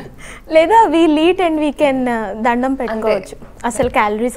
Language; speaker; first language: Telugu; native; Telugu